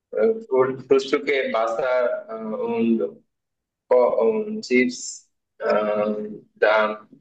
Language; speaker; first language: German; non-native, learner; Bangla